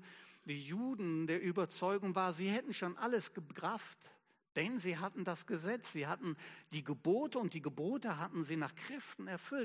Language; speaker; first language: German; native; German